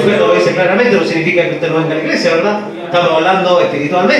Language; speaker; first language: Spanish; native; Spanish